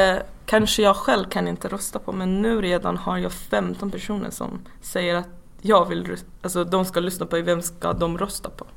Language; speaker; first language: Swedish; non-native, fluent; Persian